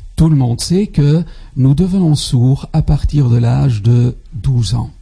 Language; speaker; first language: French; non-native, fluent; Dutch